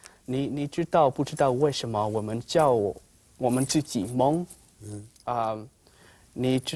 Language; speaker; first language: Chinese; non-native, learner; Hmong